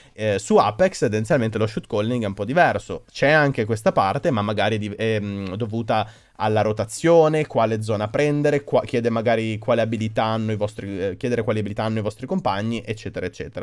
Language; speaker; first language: Italian; native; Italian